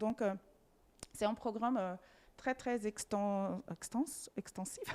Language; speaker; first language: French; non-native, fluent; Portuguese